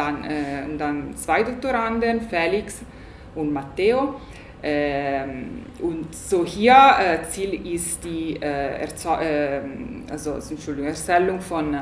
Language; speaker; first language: German; non-native, learner; Italian